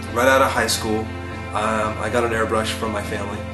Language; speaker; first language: English; native; English